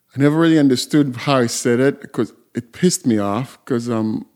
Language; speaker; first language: English; non-native, fluent; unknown